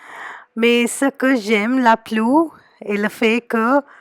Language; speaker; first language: French; non-native, fluent; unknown